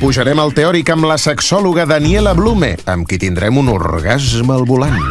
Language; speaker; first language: Catalan; native; Catalan